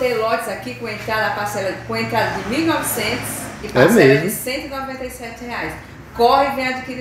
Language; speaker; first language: Portuguese; native; Portuguese